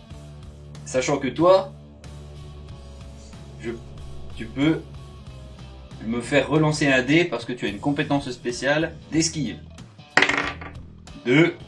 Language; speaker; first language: French; native; French